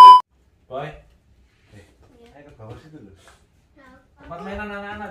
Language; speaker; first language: Indonesian; native; Indonesian